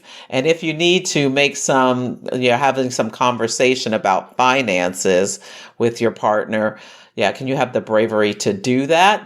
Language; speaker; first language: English; native; English